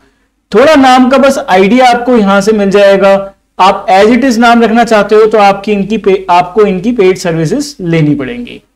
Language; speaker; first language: Hindi; native; Hindi